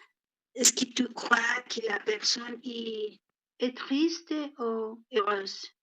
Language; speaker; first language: French; non-native, learner; Spanish